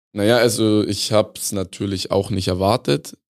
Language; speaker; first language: German; native; German